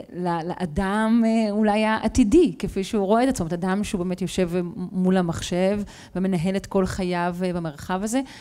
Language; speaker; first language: Hebrew; native; Hebrew